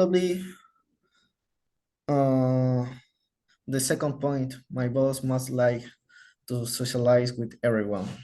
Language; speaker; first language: English; non-native, learner; Spanish